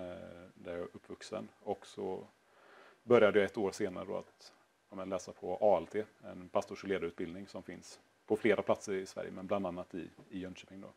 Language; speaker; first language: Swedish; native; Swedish